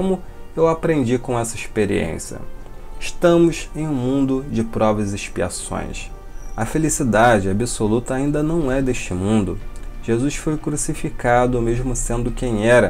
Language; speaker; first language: Portuguese; native; Portuguese